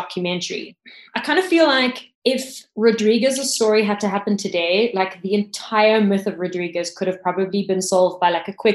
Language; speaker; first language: English; native; English